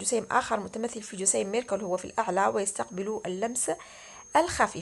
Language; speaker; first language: Arabic; native; Arabic